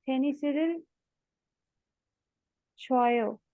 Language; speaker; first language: Korean; non-native, learner; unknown